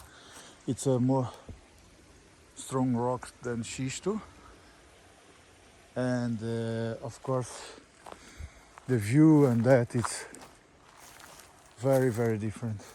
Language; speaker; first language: English; non-native, learner; Portuguese